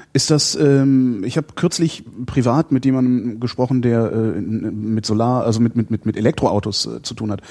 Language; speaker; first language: German; native; German